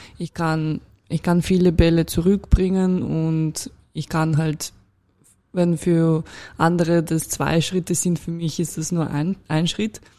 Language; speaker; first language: German; non-native, fluent; Russian